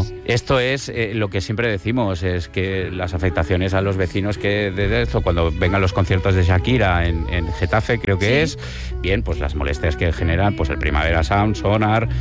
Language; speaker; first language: Spanish; native; Spanish